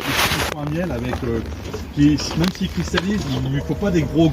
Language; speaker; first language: French; native; French